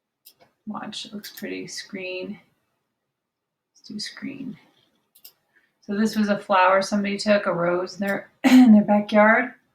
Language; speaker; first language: English; native; English